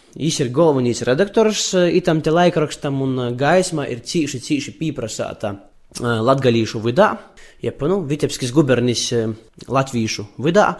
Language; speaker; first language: Latvian; native; Latvian